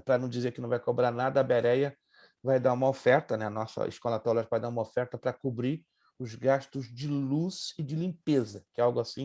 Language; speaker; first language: Portuguese; native; Portuguese